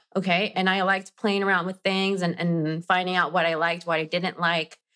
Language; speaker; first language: English; non-native, fluent; Spanish